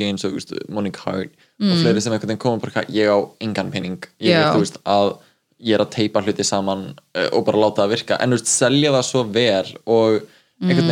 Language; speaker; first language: Icelandic; non-native, fluent; English